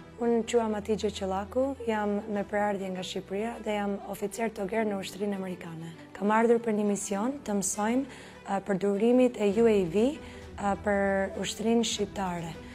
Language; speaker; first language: Albanian; early bilingual, heritage; Albanian